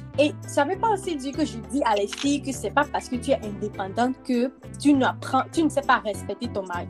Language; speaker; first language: French; early bilingual, heritage; French